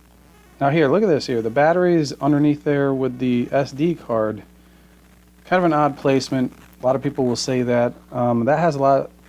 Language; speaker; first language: English; native; English